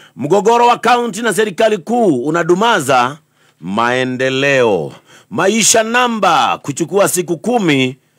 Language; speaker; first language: Swahili; non-native, local second language; Kikuyu